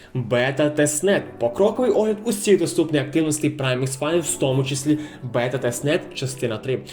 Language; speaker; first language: Ukrainian; native; Ukrainian